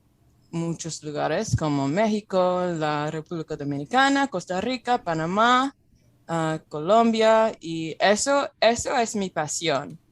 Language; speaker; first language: Spanish; non-native, fluent; English